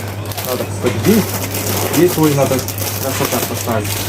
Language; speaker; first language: Russian; non-native, learner; Uzbek